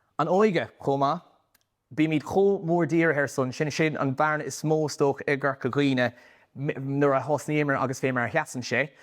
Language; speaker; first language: Irish; native; Irish